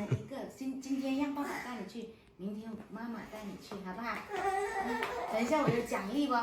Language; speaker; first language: Chinese; native; Chinese